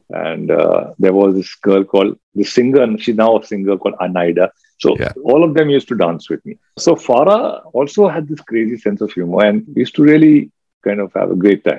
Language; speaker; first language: English; non-native, local second language; Urdu